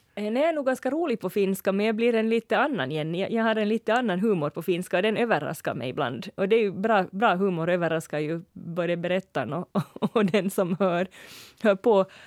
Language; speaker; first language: Swedish; native; Swedish